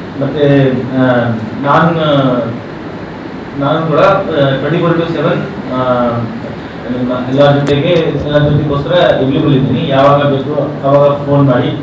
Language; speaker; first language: Kannada; non-native, local second language; Hindi